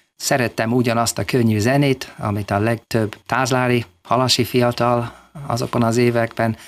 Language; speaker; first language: Hungarian; non-native, fluent; English